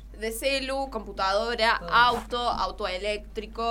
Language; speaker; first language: Spanish; native; Spanish